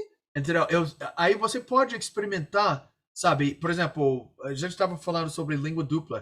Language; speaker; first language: Portuguese; non-native, fluent; English